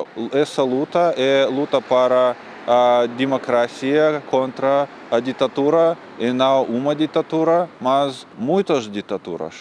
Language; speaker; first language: Portuguese; non-native, learner; Russian